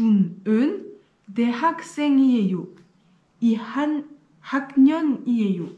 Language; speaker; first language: Korean; non-native, learner; French